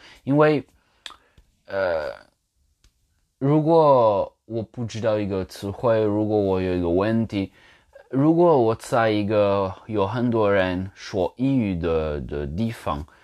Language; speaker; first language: Chinese; non-native, learner; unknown